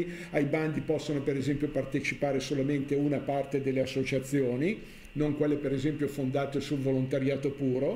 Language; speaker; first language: Italian; native; Italian